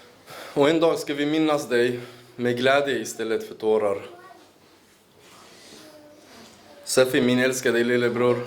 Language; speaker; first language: Swedish; early bilingual, other home language; Central Kurdish